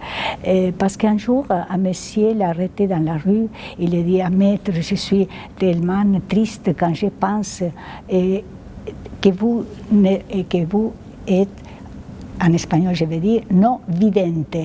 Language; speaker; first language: French; non-native, fluent; Spanish